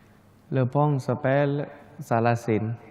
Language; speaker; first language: French; non-native, learner; Thai